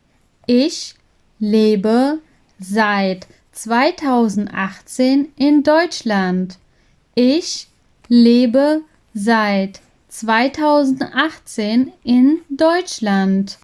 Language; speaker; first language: German; non-native, learner; Urdu